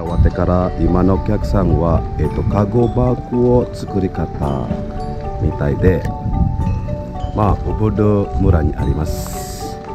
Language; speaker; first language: Japanese; non-native, fluent; Balinese